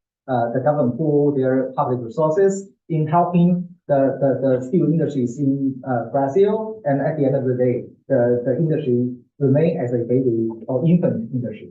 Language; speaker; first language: English; non-native, fluent; Chinese